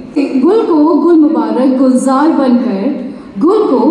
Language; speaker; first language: Hindi; native; Hindi